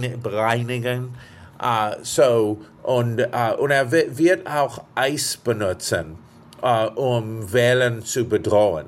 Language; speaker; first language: German; non-native, fluent; English